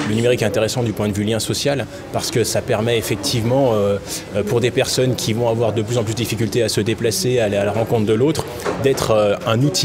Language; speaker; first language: French; native; French